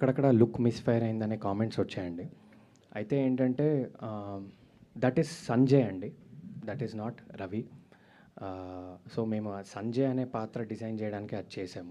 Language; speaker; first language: Telugu; native; Telugu